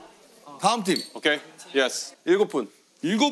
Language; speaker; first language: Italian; non-native, learner; Korean